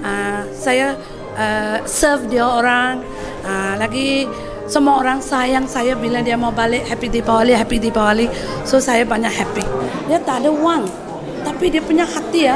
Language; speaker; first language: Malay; non-native, local second language; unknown